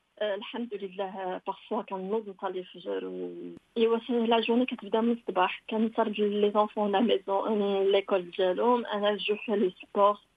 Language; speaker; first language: French; non-native, local second language; Arabic